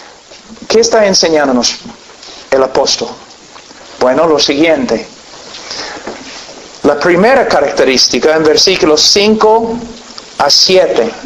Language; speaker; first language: Spanish; non-native, fluent; English